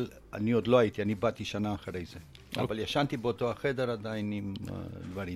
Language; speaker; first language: Hebrew; non-native, fluent; Romanian